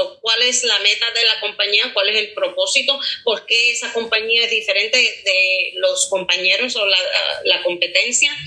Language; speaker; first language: Spanish; early bilingual, heritage; Spanish